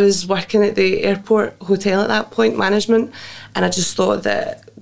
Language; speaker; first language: English; native; English